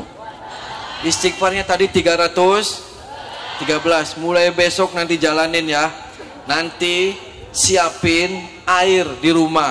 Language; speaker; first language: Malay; non-native, local second language; Javanese